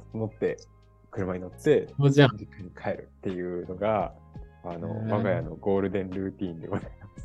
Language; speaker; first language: Japanese; native; Japanese